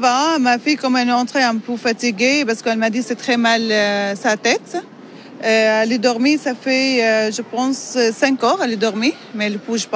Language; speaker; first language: French; non-native, learner; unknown